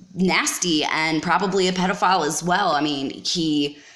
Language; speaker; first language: English; native; English